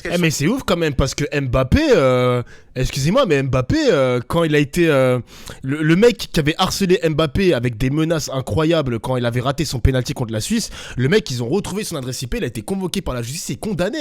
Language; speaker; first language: French; native; French